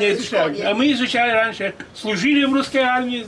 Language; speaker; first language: Russian; non-native, local second language; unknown